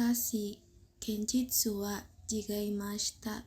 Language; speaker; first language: Japanese; non-native, learner; Indonesian